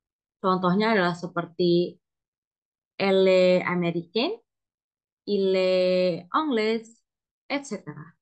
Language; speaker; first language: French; non-native, learner; Indonesian